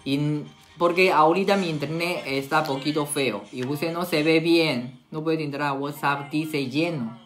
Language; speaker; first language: Spanish; non-native, learner; Chinese